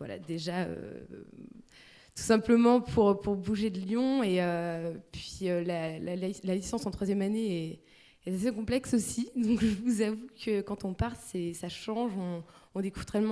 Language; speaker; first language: French; native; French